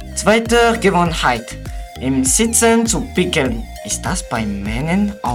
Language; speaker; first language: German; non-native, learner; Malagasy